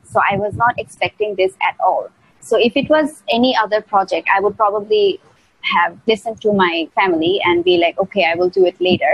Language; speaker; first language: English; non-native, local second language; Bangla